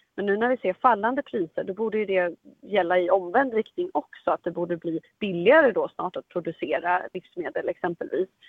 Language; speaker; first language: Swedish; native; Swedish